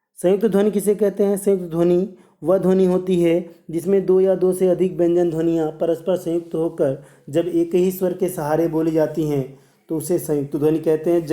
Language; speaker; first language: Hindi; native; Hindi